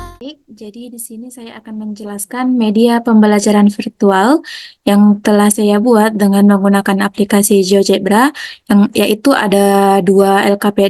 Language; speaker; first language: Indonesian; native; Indonesian